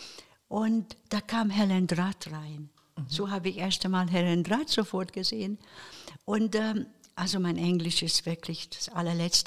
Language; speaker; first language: German; non-native, fluent; Hungarian